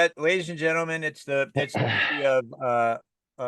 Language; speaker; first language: English; native; English